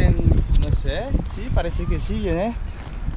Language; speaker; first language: Portuguese; non-native, learner; Spanish